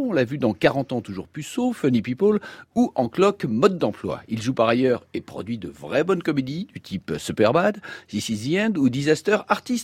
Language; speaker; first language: French; native; French